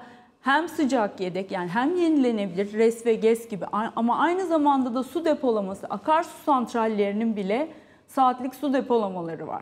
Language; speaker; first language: Turkish; native; Turkish